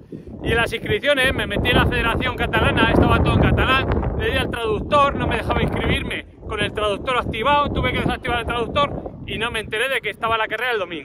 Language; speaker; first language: Spanish; native; Spanish